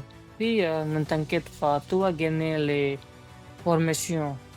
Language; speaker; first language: French; non-native, learner; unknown